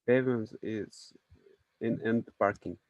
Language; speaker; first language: English; non-native, learner; Russian